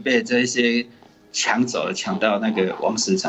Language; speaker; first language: Chinese; native; Chinese